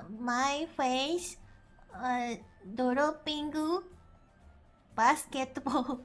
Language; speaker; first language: English; non-native, learner; Japanese